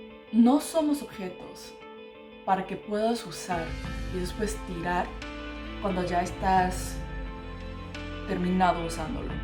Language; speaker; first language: Spanish; non-native, local second language; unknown